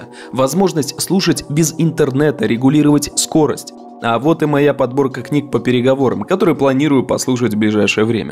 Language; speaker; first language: Russian; native; Russian